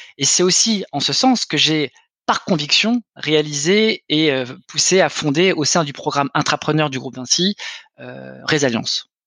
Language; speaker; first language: French; native; French